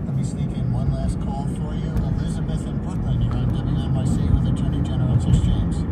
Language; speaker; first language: English; native; English